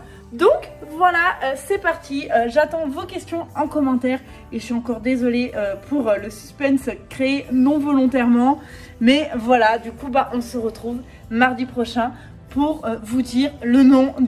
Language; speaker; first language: French; native; French